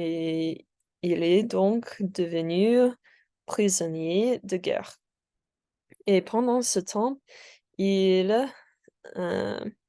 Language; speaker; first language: French; non-native, learner; English